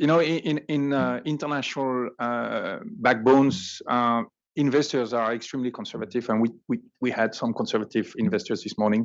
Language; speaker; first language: English; non-native, fluent; French